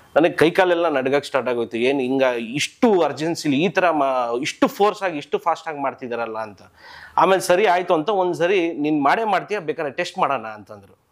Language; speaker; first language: Kannada; native; Kannada